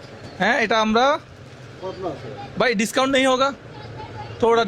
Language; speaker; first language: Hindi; non-native, learner; Bangla